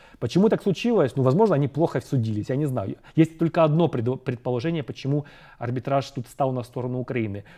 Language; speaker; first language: Russian; native; Russian